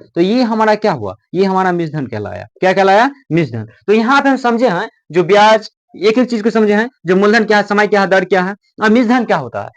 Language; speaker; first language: Hindi; native; Hindi